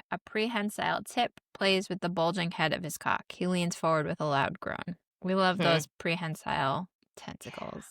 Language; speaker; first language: English; native; English